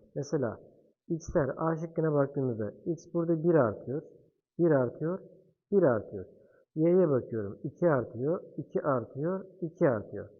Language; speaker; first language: Turkish; native; Turkish